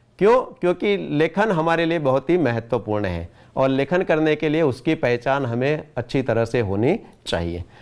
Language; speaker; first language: Hindi; non-native, local second language; Gujarati